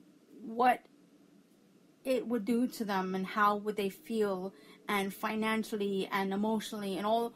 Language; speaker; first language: English; native; English